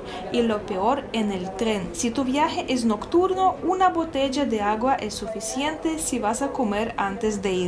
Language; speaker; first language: Spanish; non-native, fluent; Russian